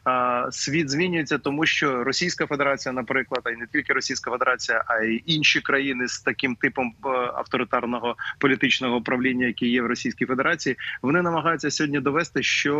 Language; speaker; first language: Ukrainian; native; Ukrainian